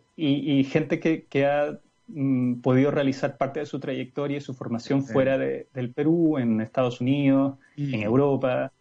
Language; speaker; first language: Spanish; native; Spanish